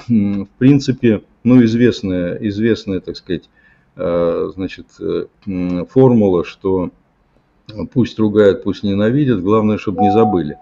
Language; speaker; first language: Russian; native; Russian